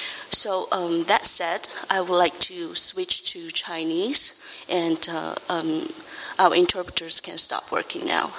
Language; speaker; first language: English; non-native, fluent; Chinese